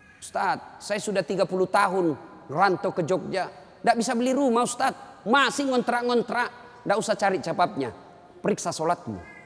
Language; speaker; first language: Indonesian; native; Indonesian